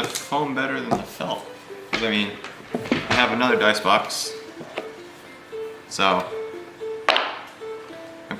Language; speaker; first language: English; native; English